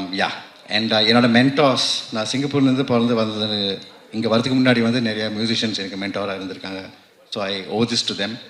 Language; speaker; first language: Tamil; early bilingual, heritage; Tamil